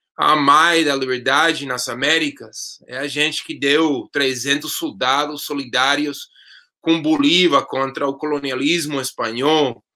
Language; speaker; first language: Portuguese; non-native, fluent; English